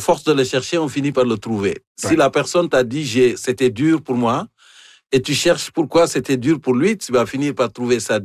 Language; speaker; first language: French; native; French